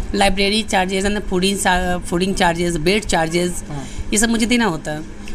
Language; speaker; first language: Hindi; native; Hindi